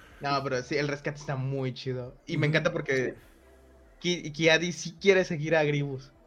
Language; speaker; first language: Spanish; native; Spanish